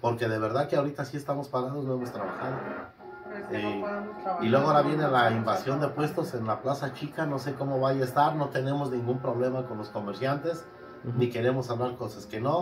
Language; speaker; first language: Spanish; native; Spanish